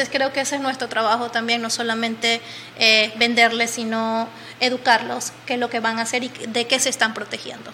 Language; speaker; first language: Spanish; native; Spanish